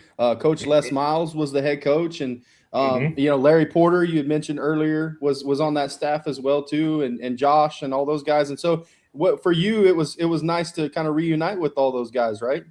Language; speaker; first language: English; native; English